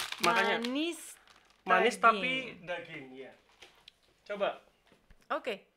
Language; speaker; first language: Indonesian; non-native, learner; English